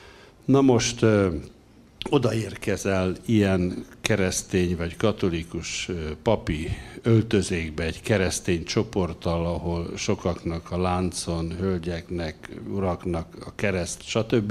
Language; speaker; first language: Hungarian; native; Hungarian